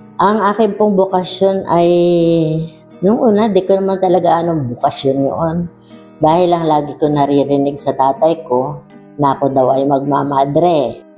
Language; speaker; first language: Filipino; non-native, local second language; Bikol